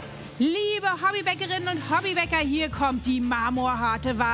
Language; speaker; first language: German; native; German